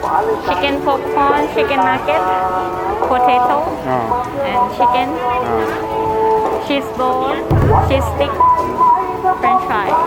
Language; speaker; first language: English; non-native, learner; Thai